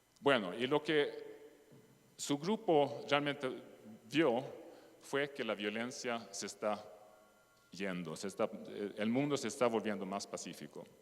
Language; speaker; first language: Spanish; non-native, fluent; Swedish